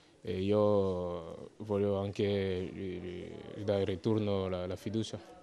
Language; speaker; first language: Italian; non-native, learner; French